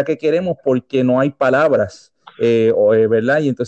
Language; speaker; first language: Spanish; native; Spanish